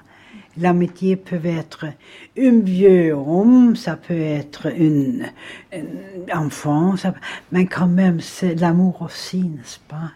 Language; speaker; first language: French; non-native, fluent; Swedish